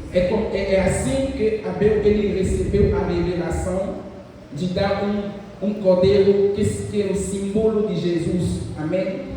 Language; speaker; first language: Portuguese; non-native, fluent; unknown